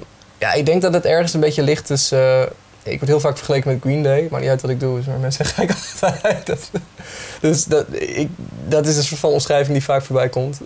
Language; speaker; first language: Dutch; native; Dutch